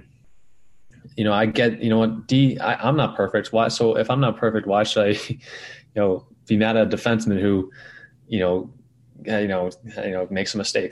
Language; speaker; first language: English; native; English